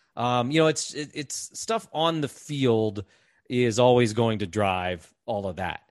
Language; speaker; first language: English; native; English